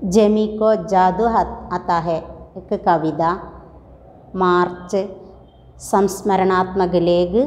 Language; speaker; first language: Hindi; non-native, local second language; Malayalam